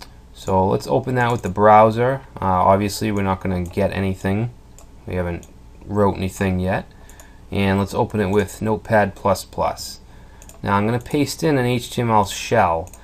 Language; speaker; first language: English; native; English